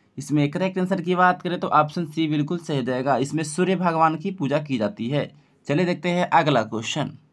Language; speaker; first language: Hindi; native; Hindi